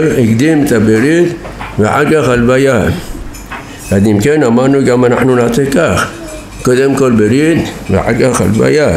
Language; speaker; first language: Hebrew; non-native, fluent; Persian